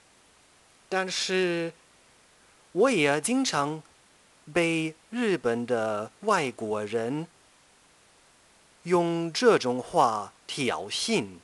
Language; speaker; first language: Chinese; non-native, fluent; German